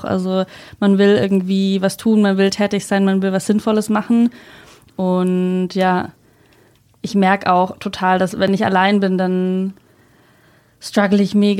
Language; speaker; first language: German; native; German